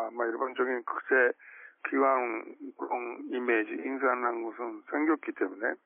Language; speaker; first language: Korean; non-native, fluent; Japanese